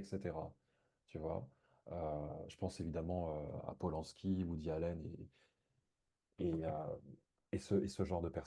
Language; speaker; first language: French; native; French